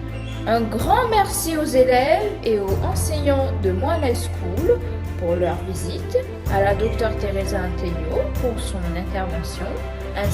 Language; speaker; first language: French; non-native, fluent; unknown